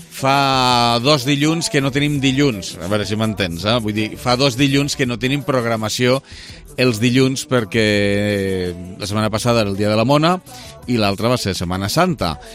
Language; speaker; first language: Catalan; native; Catalan